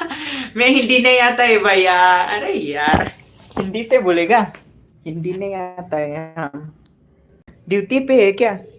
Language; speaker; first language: Hindi; non-native, local second language; Khasi